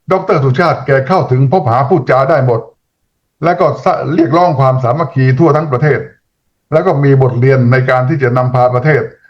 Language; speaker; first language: Thai; native; Thai